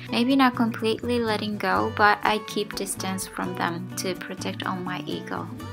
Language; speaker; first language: English; non-native, fluent; Japanese